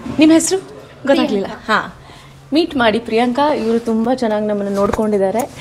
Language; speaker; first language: Kannada; non-native, local second language; Konkani